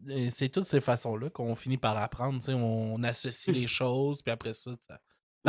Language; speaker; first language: French; native; French